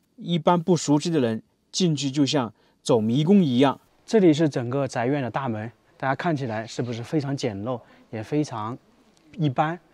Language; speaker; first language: Chinese; native; Chinese